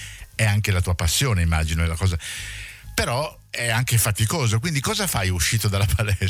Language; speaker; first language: Italian; native; Italian